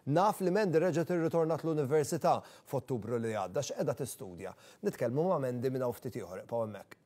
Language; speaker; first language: Maltese; native; Maltese